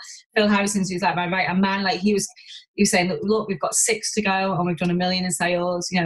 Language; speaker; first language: English; native; English